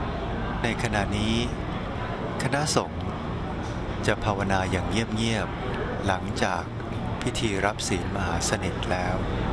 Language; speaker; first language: Thai; native; Thai